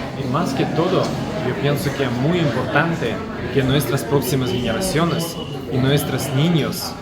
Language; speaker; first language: Spanish; non-native, learner; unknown